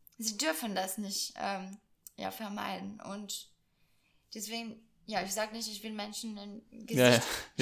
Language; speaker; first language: German; non-native, fluent; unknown